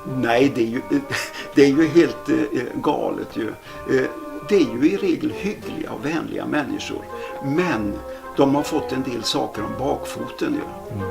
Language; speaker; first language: Swedish; native; Swedish